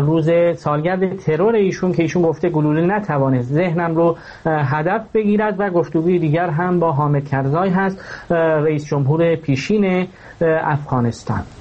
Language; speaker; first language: Persian; native; Persian